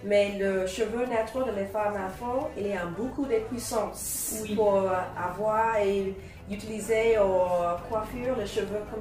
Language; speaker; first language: French; non-native, learner; English